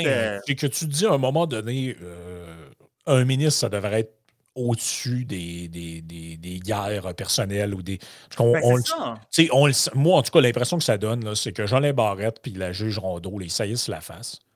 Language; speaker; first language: French; native; French